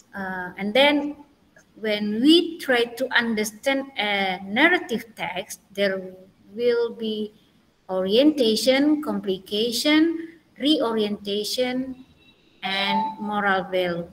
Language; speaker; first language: English; non-native, learner; Indonesian